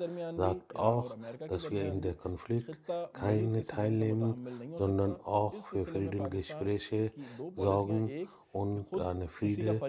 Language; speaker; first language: German; non-native, learner; Urdu